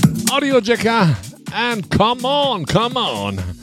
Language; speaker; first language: English; non-native, learner; German